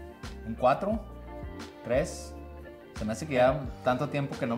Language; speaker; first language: Spanish; native; Spanish